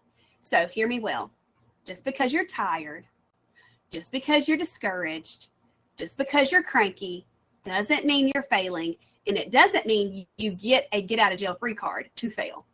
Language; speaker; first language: English; native; English